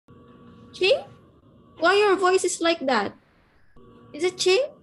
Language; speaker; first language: English; non-native, fluent; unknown